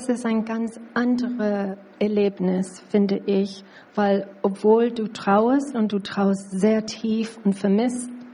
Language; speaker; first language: German; non-native, learner; English